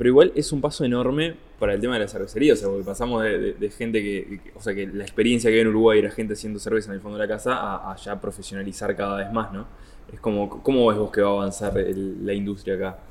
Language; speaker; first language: Spanish; native; Spanish